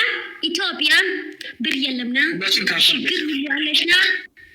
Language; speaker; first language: Amharic; non-native, learner; Somali